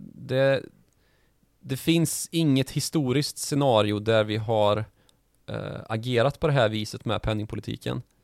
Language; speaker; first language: Swedish; native; Swedish